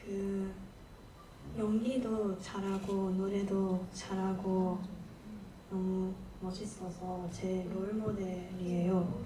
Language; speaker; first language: Korean; non-native, learner; Japanese